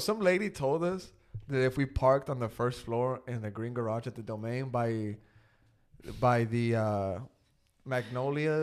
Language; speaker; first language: English; early bilingual, other home language; Spanish